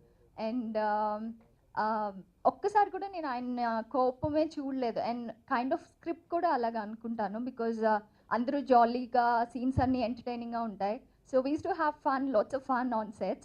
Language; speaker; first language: Telugu; non-native, fluent; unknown